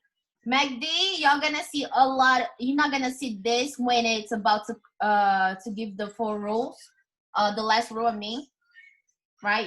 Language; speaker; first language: English; non-native, fluent; Portuguese